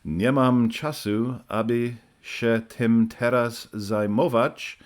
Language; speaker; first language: Polish; non-native, learner; English